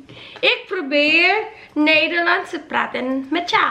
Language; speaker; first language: Dutch; non-native, learner; Filipino